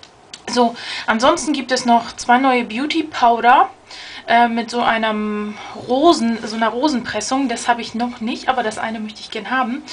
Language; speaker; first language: German; native; German